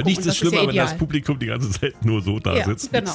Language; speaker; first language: German; native; German